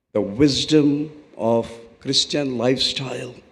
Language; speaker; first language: English; non-native, local second language; Telugu